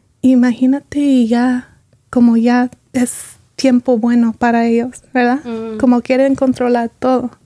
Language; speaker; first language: Spanish; early bilingual, heritage; Spanish